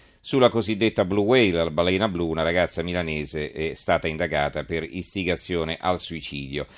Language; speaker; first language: Italian; native; Italian